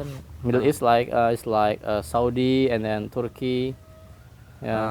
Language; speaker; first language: English; non-native, learner; Indonesian